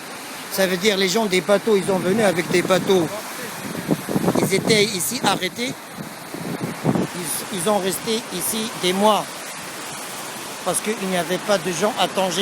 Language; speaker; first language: French; non-native, local second language; Arabic